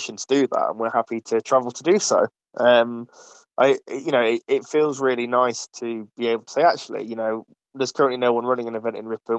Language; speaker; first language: English; native; English